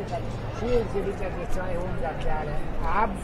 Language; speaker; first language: German; non-native, fluent; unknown